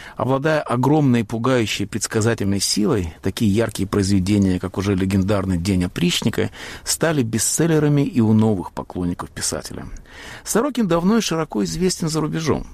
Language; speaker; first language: Russian; native; Russian